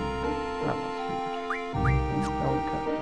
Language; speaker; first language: English; native; English